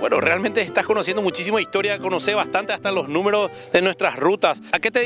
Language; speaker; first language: Spanish; native; Spanish